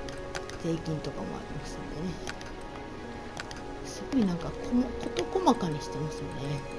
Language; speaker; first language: Japanese; native; Japanese